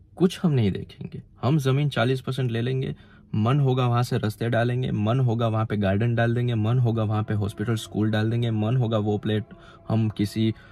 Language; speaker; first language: Hindi; non-native, local second language; Gujarati